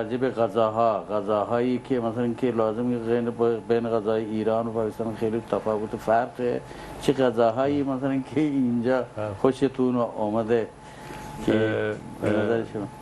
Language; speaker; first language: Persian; non-native, fluent; Urdu